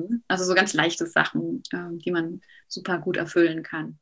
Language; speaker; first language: German; native; German